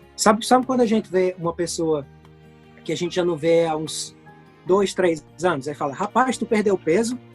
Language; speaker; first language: Portuguese; native; Portuguese